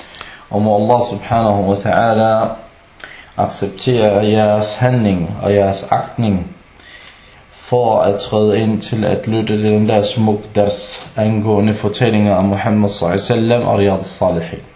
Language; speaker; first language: Danish; early bilingual, other home language; Arabic